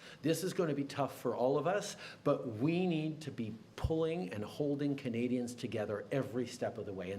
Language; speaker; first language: English; native; English